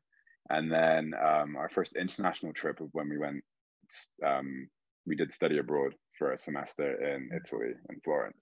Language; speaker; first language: English; native; English